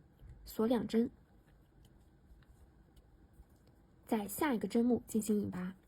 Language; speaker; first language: Chinese; native; Chinese